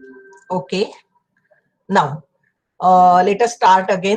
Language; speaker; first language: English; non-native, local second language; Marathi